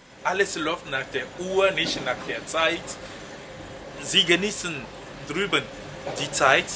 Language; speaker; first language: German; non-native, fluent; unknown